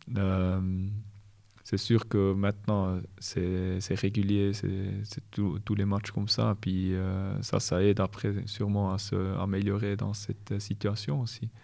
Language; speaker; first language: French; non-native, local second language; German